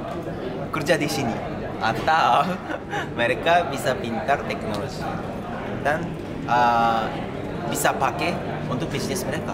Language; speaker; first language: Indonesian; non-native, fluent; Japanese